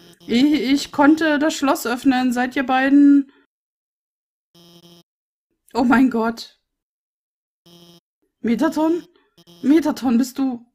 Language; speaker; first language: German; native; German